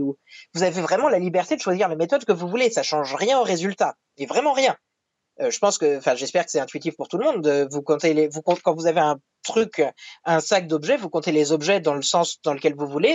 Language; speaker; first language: French; native; French